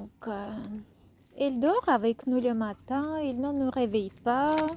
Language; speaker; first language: French; non-native, fluent; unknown